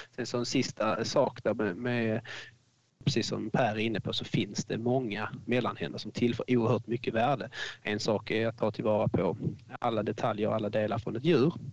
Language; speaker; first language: Swedish; native; Swedish